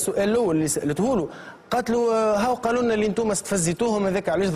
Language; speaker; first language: Arabic; native; Arabic